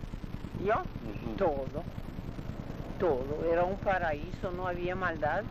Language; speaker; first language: Spanish; early bilingual, other home language; Russian